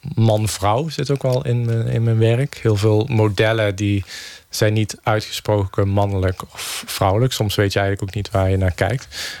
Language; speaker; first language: Dutch; native; Dutch